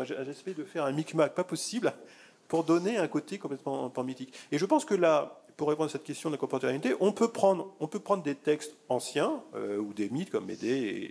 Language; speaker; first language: French; native; French